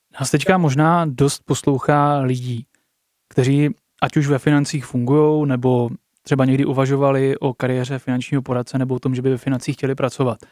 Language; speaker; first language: Czech; native; Czech